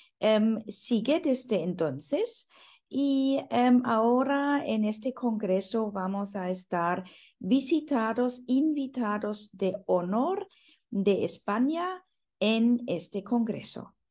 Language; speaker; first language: Spanish; non-native, fluent; German